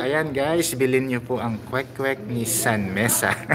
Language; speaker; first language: Filipino; native; Filipino